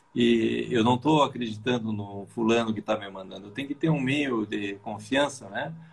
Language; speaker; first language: Portuguese; native; Portuguese